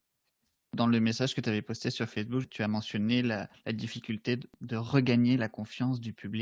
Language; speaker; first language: French; native; French